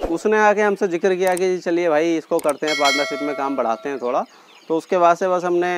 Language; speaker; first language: Hindi; native; Hindi